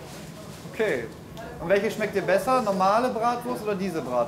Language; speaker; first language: German; native; German